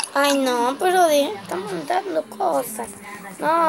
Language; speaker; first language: Spanish; native; Spanish